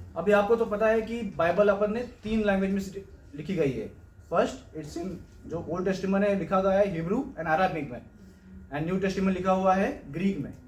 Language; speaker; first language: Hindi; non-native, local second language; Marathi